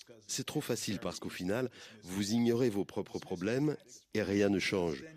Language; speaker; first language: French; non-native, fluent; English